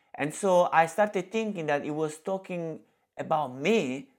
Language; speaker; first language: English; non-native, fluent; Italian